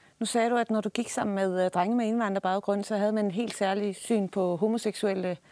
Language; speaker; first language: Danish; early bilingual, other home language; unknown